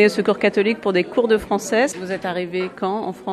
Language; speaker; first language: French; native; French